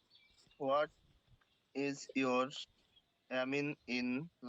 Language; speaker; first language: English; non-native, learner; Bangla